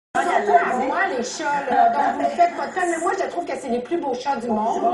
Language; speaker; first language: French; native; French